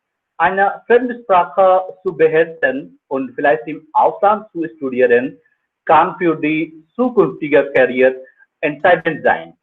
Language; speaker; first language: German; non-native, fluent; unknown